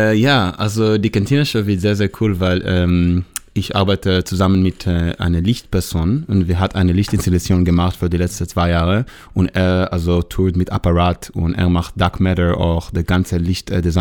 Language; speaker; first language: German; non-native, learner; Hebrew